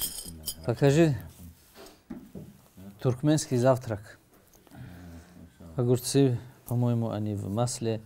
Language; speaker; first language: Russian; native; Russian